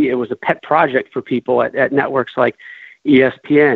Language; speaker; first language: English; native; English